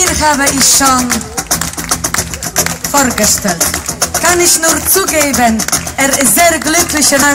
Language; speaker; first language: German; non-native, learner; Polish